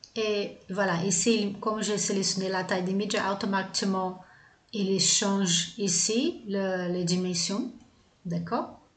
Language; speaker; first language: French; non-native, fluent; Portuguese